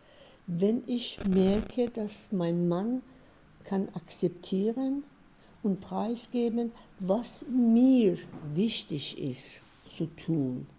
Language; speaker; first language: German; non-native, fluent; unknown